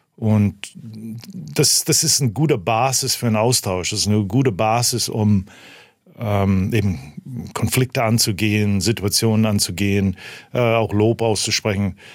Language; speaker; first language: German; early bilingual, heritage; German